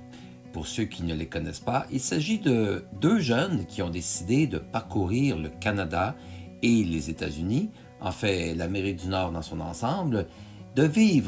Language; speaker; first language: French; native; French